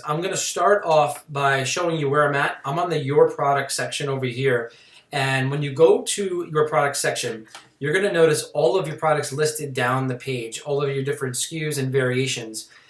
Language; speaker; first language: English; native; English